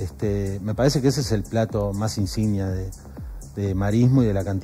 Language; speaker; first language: Spanish; native; Spanish